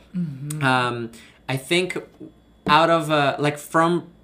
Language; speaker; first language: English; non-native, fluent; Portuguese